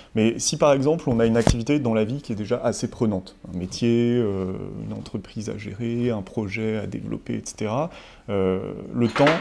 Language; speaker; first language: French; native; French